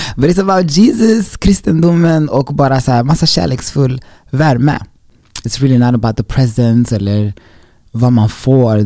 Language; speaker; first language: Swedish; early bilingual, other home language; Rundi